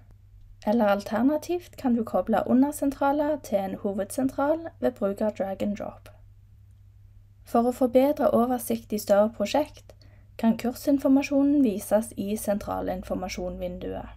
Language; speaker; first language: Norwegian; native; Norwegian